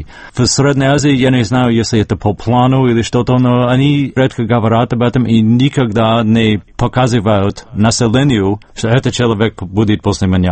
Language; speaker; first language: Russian; non-native, fluent; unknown